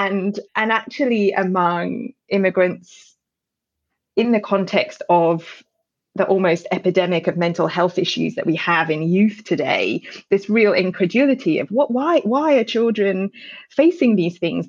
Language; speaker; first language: English; native; English